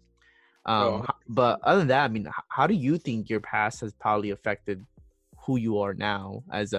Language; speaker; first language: English; non-native, local second language; Filipino